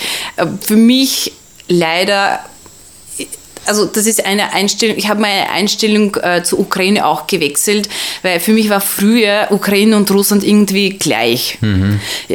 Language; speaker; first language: German; non-native, fluent; Russian